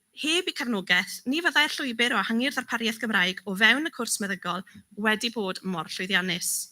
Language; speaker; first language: Welsh; native; Welsh